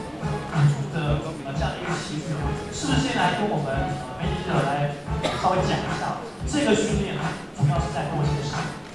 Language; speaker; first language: Chinese; native; Chinese